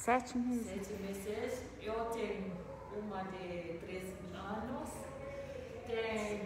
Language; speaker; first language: Portuguese; non-native, learner; Spanish